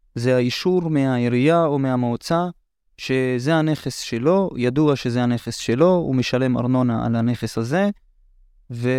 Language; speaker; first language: Hebrew; non-native, local second language; Arabic